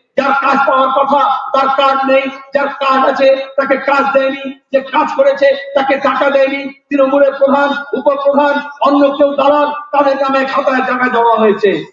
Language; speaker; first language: Bangla; native; Bangla